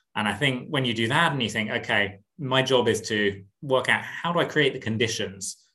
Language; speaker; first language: English; native; English